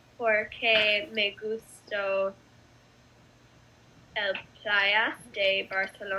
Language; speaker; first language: Spanish; non-native, learner; English